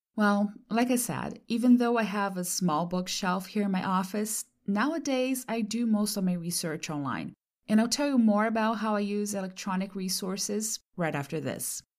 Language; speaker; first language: English; non-native, fluent; Portuguese